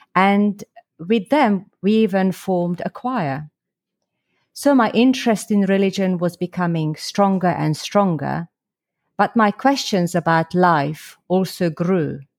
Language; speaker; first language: English; non-native, fluent; Slovak